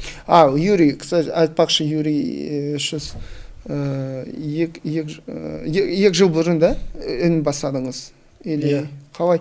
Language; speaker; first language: Kazakh; non-native, local second language; Russian